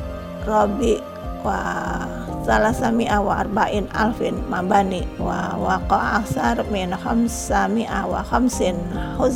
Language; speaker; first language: Arabic; non-native, fluent; Indonesian